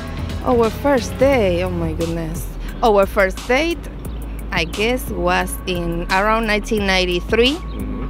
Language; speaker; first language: English; non-native, learner; Spanish